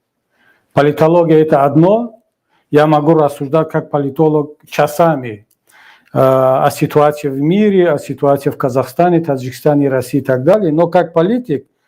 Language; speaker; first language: Russian; non-native, local second language; Tajik